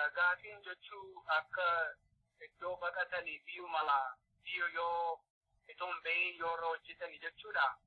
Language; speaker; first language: Oromo; early bilingual, heritage; Oromo